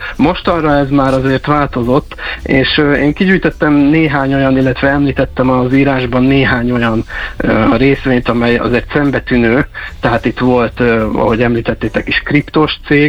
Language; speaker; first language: Hungarian; native; Hungarian